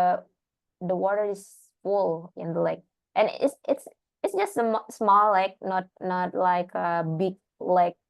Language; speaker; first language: English; non-native, learner; Indonesian